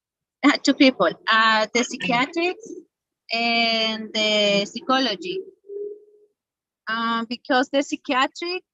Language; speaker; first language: English; non-native, learner; Spanish